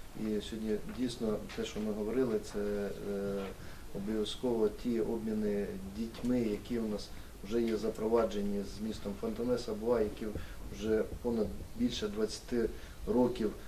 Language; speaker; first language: Ukrainian; native; Ukrainian